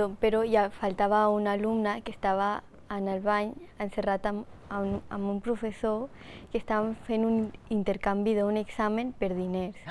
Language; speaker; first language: Catalan; non-native, local second language; Spanish